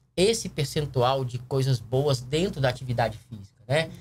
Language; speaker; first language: Portuguese; native; Portuguese